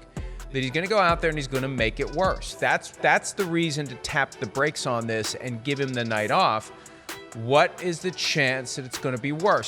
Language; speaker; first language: English; native; English